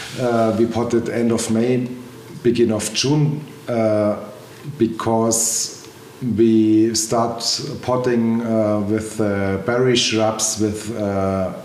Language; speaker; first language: English; non-native, learner; German